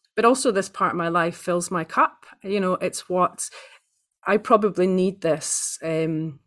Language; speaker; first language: English; native; English